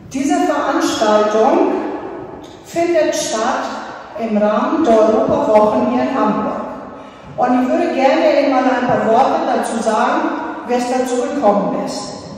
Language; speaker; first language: German; non-native, fluent; Greek